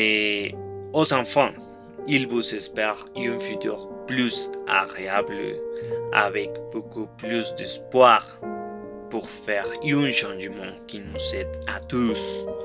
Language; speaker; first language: French; non-native, learner; Spanish